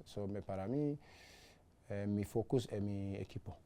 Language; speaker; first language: Spanish; non-native, learner; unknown